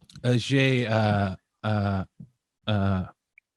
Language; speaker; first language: French; non-native, learner; English